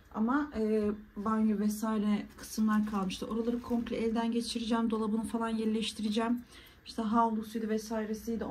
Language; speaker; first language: Turkish; early bilingual, heritage; Turkish